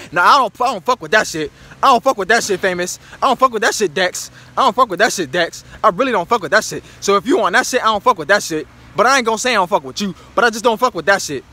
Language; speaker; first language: English; native; English